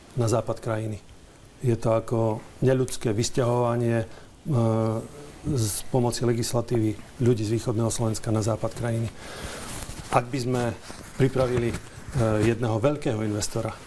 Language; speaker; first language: Slovak; native; Slovak